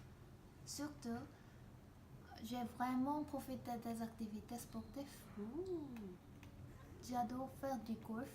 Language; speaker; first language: French; non-native, learner; Korean